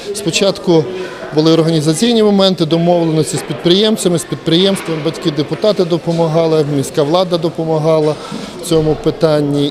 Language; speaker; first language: Ukrainian; native; Ukrainian